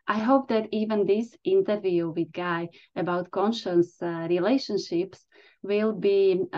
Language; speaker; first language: English; non-native, fluent; Slovak